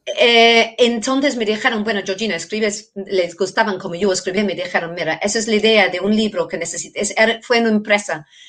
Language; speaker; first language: Spanish; non-native, fluent; English